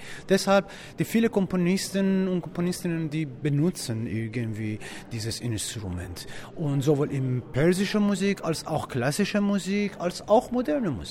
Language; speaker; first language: German; non-native, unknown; Persian